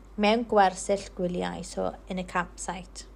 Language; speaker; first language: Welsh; non-native, local second language; English